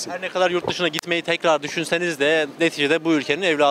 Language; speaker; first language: Turkish; native; Turkish